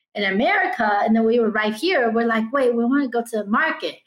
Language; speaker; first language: English; early bilingual, other home language; Chinese